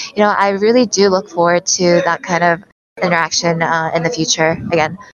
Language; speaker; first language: English; non-native, fluent; Korean